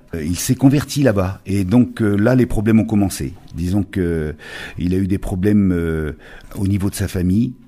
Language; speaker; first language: French; native; French